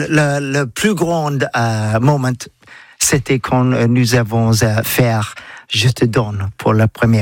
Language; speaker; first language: French; non-native, learner; English